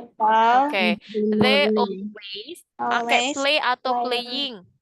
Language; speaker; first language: English; non-native, fluent; Indonesian